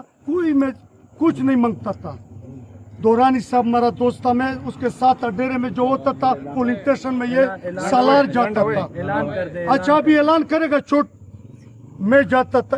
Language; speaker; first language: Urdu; non-native, local second language; Pashto